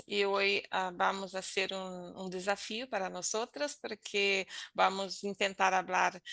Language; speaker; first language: Spanish; non-native, learner; Portuguese